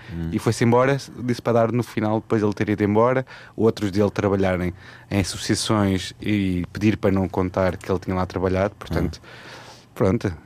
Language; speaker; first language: Portuguese; native; Portuguese